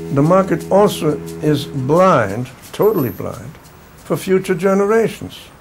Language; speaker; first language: English; non-native, fluent; German